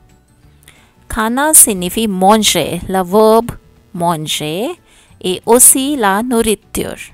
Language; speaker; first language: French; non-native, learner; Hindi